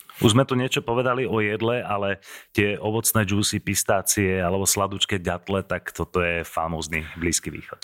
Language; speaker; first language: Slovak; native; Slovak